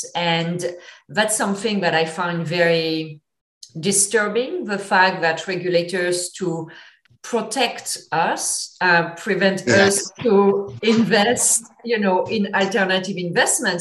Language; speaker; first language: English; non-native, fluent; French